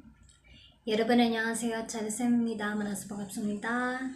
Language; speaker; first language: Korean; non-native, fluent; Filipino